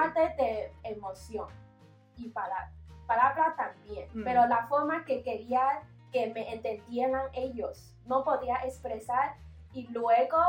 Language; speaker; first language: Spanish; non-native, learner; Chinese